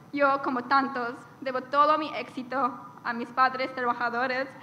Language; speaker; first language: Spanish; early bilingual, heritage; Spanish